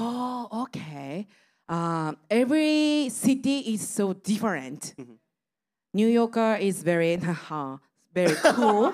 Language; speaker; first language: English; non-native, learner; Japanese